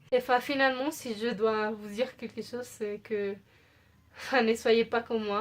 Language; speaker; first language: French; non-native, fluent; Spanish